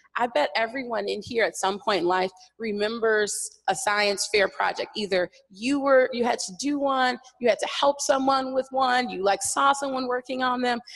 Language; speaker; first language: English; native; English